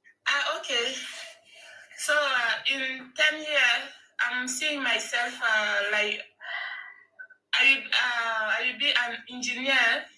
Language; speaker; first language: English; non-native, learner; French